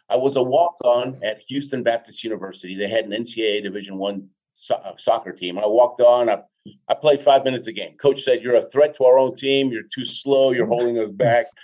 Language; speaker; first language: English; early bilingual, other home language; Spanish